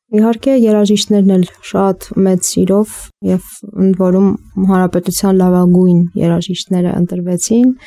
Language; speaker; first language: Armenian; native; Armenian